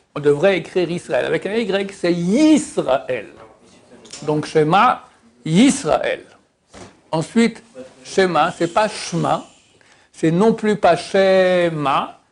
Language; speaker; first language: French; native; French